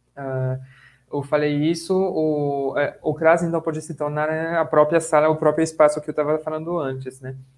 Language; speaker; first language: Portuguese; non-native, fluent; French